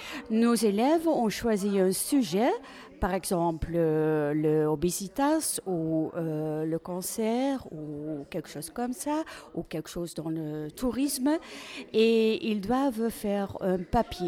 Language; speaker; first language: French; non-native, fluent; Dutch